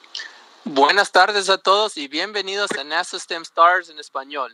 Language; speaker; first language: Spanish; early bilingual, heritage; Spanish